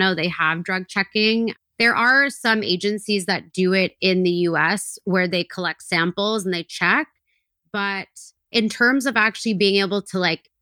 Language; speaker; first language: English; native; English